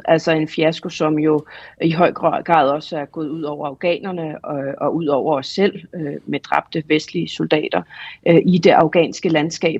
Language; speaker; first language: Danish; native; Danish